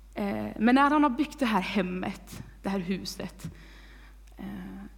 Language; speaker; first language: Swedish; native; Swedish